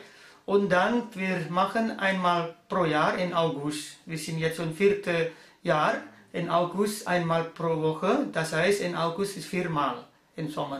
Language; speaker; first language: German; non-native, learner; Indonesian